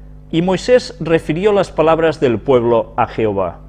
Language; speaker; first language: Spanish; native; Spanish